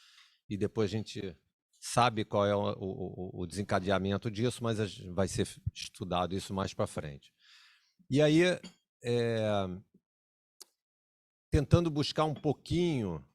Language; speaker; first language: Portuguese; native; Portuguese